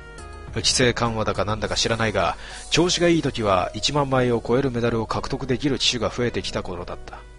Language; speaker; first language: Japanese; native; Japanese